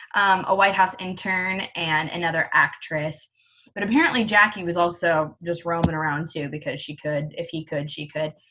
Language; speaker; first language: English; native; English